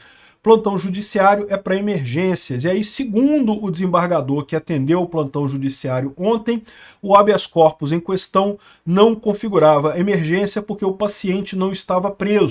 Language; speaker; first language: Portuguese; native; Portuguese